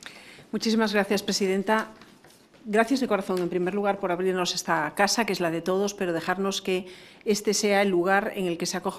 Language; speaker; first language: Spanish; native; Spanish